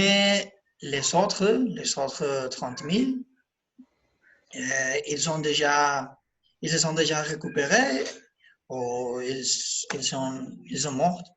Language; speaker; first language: French; non-native, learner; Spanish